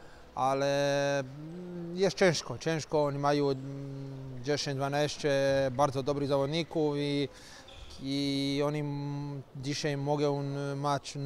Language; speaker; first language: Polish; non-native, learner; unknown